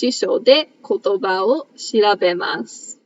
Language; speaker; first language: Japanese; non-native, fluent; English